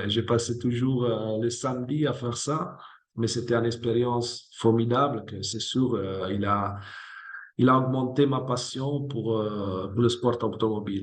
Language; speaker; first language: French; non-native, fluent; Italian